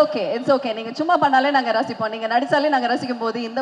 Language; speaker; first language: Tamil; native; Tamil